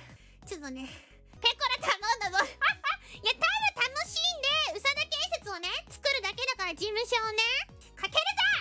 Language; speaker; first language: Japanese; native; Japanese